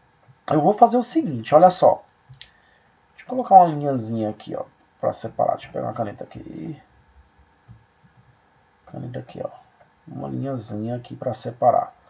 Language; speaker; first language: Portuguese; native; Portuguese